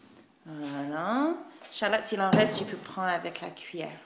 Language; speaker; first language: French; non-native, fluent; English